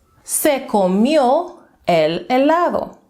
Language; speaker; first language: Spanish; non-native, fluent; English